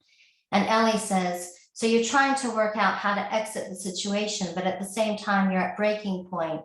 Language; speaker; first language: English; native; English